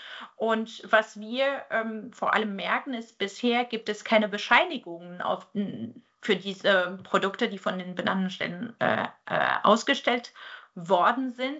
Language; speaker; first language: German; native; German